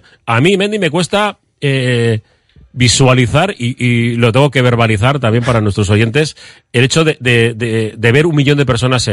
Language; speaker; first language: Spanish; native; Spanish